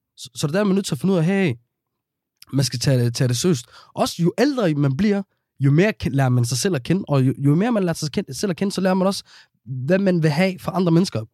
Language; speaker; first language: Danish; early bilingual, other home language; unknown